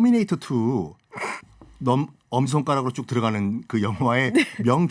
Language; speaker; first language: Korean; native; Korean